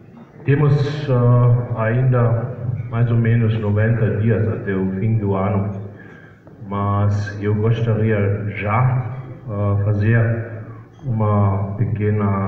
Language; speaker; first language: Portuguese; non-native, fluent; German